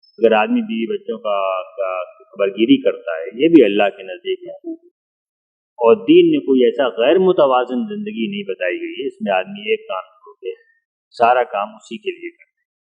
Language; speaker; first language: Urdu; native; Urdu